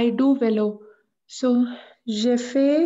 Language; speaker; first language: French; non-native, learner; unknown